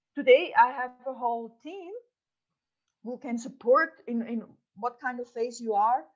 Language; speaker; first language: English; non-native, fluent; German